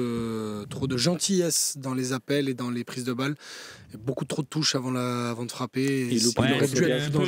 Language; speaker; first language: French; native; French